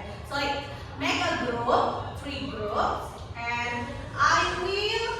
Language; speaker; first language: English; non-native, local second language; Indonesian